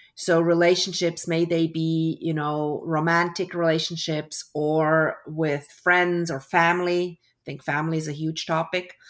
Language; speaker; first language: English; early bilingual, other home language; German